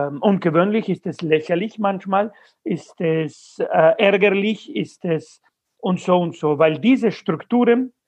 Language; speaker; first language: German; non-native, fluent; Spanish